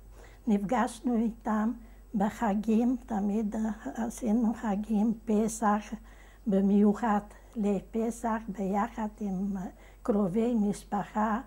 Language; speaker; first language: Hebrew; non-native, fluent; Hungarian